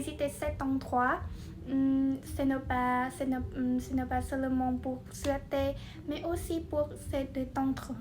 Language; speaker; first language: French; non-native, learner; Vietnamese